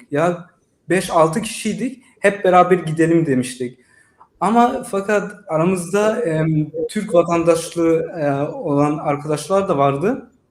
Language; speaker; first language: Turkish; early bilingual, heritage; Turkish